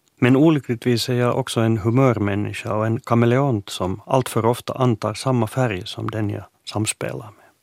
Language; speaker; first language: Swedish; native; Swedish